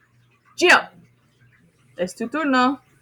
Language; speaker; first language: Spanish; non-native, fluent; English